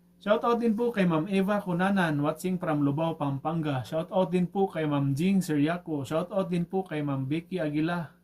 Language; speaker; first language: Filipino; non-native, local second language; Cebuano